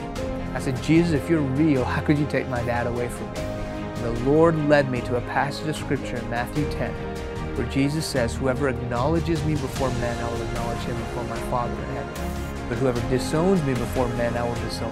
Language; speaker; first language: English; early bilingual, other home language; Persian